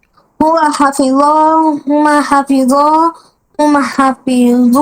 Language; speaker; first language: Arabic; non-native, learner; Bangla